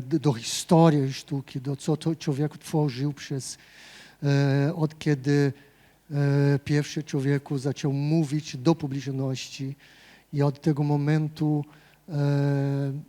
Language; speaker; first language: Polish; non-native, fluent; Portuguese